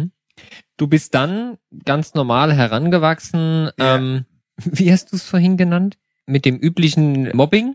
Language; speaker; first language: German; native; German